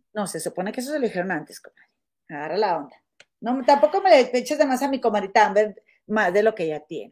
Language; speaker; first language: Spanish; native; Spanish